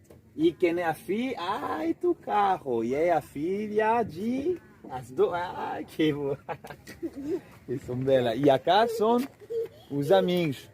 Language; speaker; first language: Portuguese; non-native, learner; French